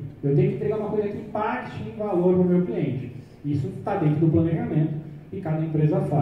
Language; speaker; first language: Portuguese; native; Portuguese